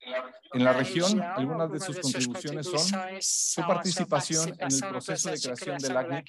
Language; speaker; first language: Spanish; native; Spanish